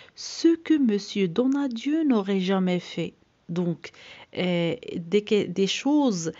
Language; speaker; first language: French; non-native, local second language; Arabic